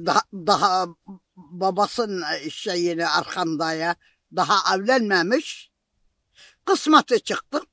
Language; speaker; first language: Turkish; non-native, local second language; Arabic